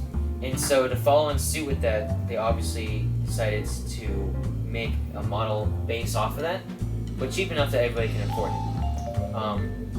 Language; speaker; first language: English; native; English